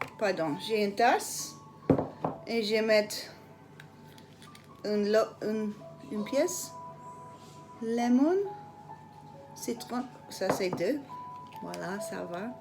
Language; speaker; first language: French; non-native, learner; English